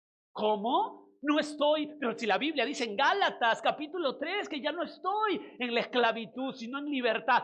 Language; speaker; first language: Spanish; native; Spanish